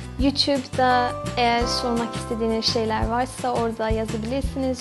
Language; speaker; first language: Turkish; non-native, fluent; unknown